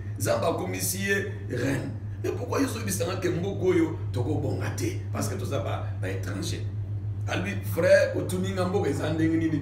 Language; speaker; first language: Lingala; non-native, local second language; Luba-Lulua